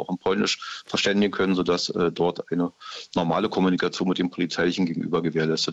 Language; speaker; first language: German; native; German